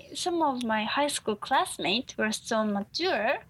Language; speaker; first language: English; non-native, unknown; Japanese